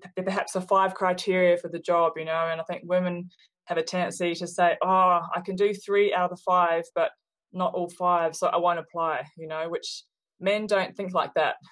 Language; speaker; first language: English; native; English